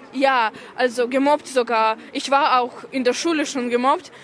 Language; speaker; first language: German; non-native, fluent; Ukrainian